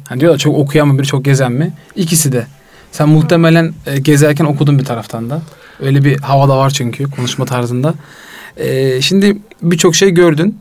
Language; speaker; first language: Turkish; native; Turkish